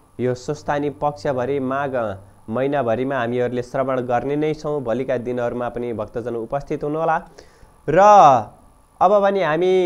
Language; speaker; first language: Nepali; native; Nepali